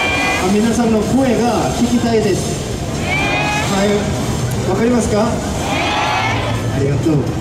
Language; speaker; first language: Japanese; non-native, learner; Korean